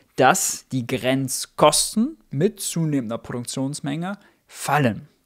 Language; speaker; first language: German; native; German